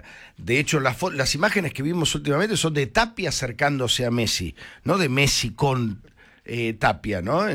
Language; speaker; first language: Spanish; native; Spanish